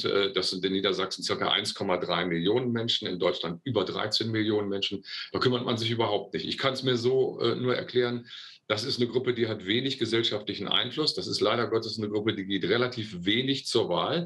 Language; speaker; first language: German; native; German